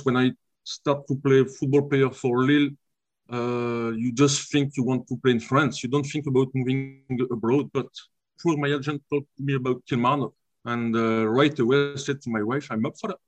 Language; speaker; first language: English; non-native, fluent; French